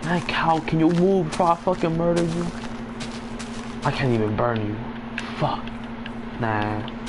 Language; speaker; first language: English; early bilingual, other home language; Spanish